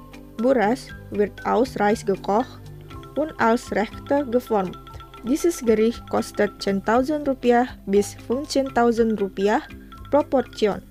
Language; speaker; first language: German; non-native, fluent; Indonesian